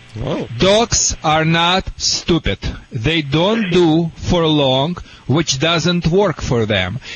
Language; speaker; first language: English; non-native, fluent; Russian